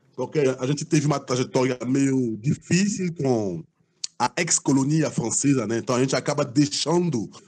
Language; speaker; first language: Portuguese; non-native, fluent; French